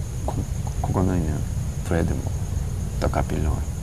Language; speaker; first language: Vietnamese; non-native, learner; English